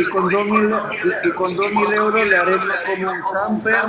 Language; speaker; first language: Spanish; non-native, learner; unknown